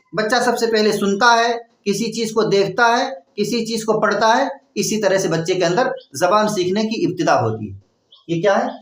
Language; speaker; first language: Urdu; native; Urdu